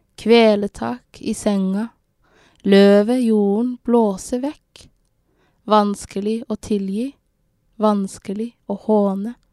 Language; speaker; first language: Norwegian; early bilingual, other home language; Somali